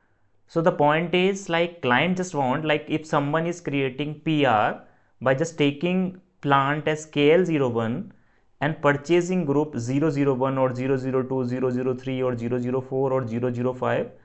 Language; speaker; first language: English; non-native, local second language; Hindi